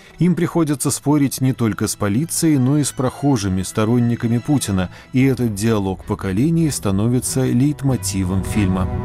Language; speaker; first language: Russian; native; Russian